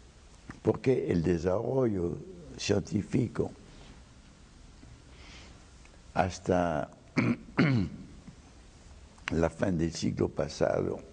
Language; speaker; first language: Spanish; non-native, fluent; French